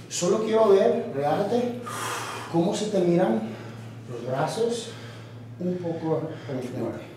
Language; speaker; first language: Spanish; early bilingual, heritage; Spanish